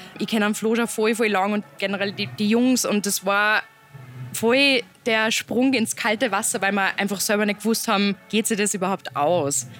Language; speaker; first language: German; native; German